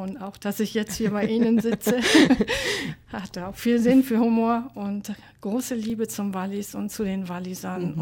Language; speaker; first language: German; native; German